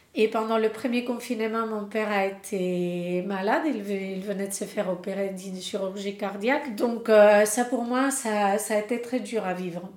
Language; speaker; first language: French; non-native, fluent; Spanish